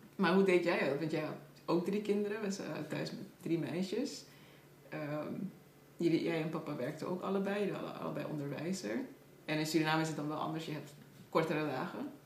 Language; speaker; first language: Dutch; early bilingual, other home language; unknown